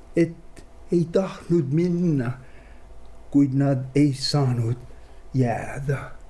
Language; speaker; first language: Estonian; early bilingual, heritage; Estonian